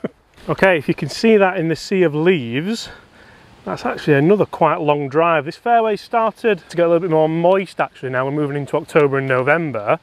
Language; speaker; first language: English; native; English